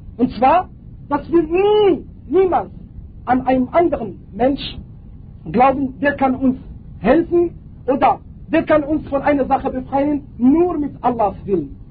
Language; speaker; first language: German; non-native, fluent; Arabic